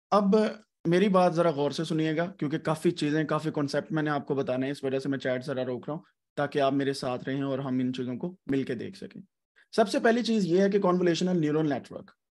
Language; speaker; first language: Urdu; non-native, local second language; Punjabi